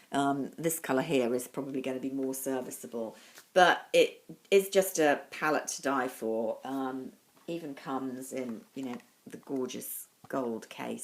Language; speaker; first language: English; native; English